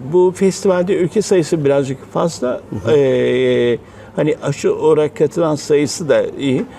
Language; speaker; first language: Turkish; native; Turkish